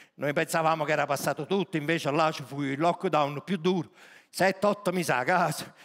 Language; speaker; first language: Italian; native; Italian